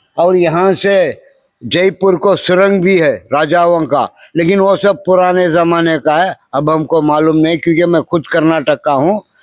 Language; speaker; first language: Hindi; non-native, local second language; Kannada